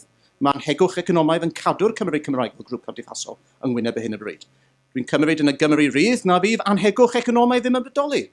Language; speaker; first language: Welsh; native; Welsh